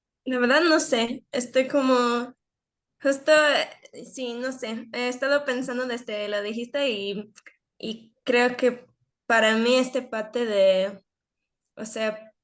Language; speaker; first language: Spanish; early bilingual, heritage; Spanish